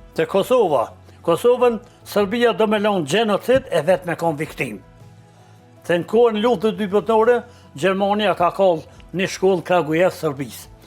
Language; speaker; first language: Albanian; native; Albanian